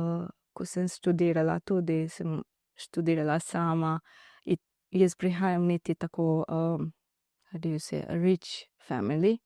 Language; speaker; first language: Slovenian; non-native, learner; Divehi